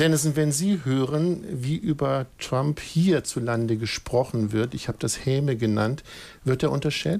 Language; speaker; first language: German; native; German